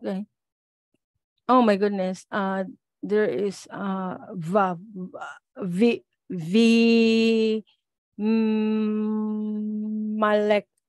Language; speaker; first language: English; non-native, local second language; Filipino